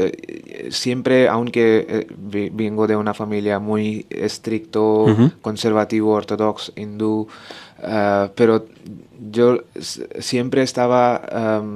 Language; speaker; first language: Spanish; non-native, learner; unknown